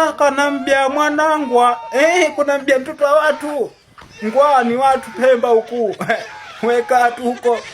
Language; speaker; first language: Swahili; native; Swahili